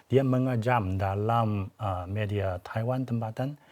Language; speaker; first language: Malay; non-native, fluent; Chinese